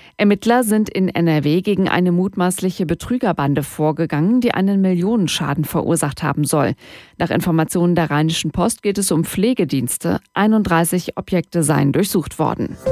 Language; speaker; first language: German; native; German